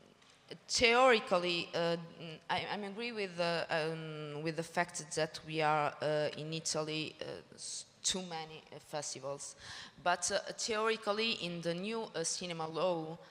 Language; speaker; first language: English; non-native, learner; Italian